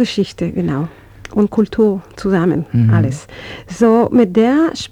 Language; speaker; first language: German; non-native, learner; Hebrew